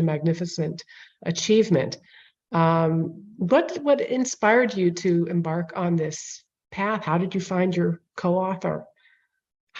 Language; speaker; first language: English; native; English